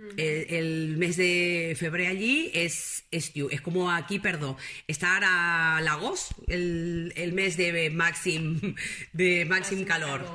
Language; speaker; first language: Catalan; non-native, fluent; Spanish